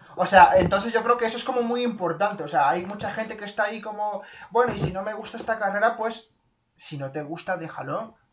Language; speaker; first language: Spanish; native; Spanish